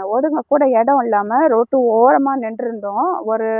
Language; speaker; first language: Tamil; early bilingual, heritage; Tamil